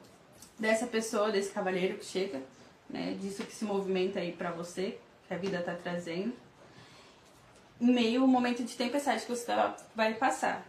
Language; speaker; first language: Portuguese; native; Portuguese